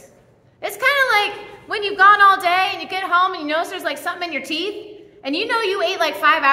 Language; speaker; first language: English; native; English